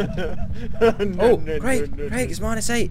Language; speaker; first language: English; native; English